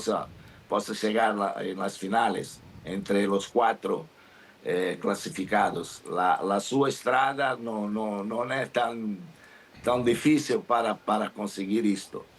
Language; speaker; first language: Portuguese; non-native, learner; Spanish